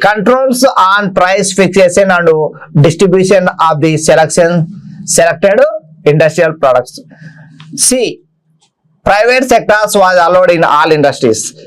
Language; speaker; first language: English; non-native, local second language; Telugu